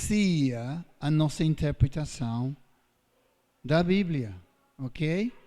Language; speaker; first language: Portuguese; non-native, fluent; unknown